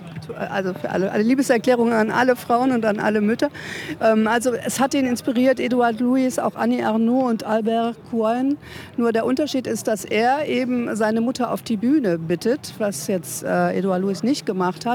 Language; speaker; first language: German; native; German